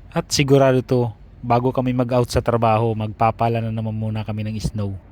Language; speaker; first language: Filipino; native; Filipino